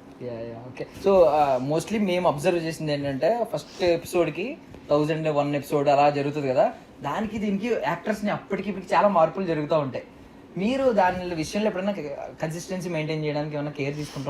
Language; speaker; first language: Telugu; native; Telugu